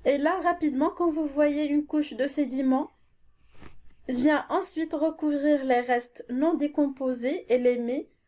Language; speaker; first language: French; non-native, local second language; Arabic